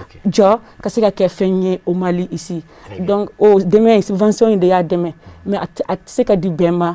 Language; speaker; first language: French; non-native, local second language; Bambara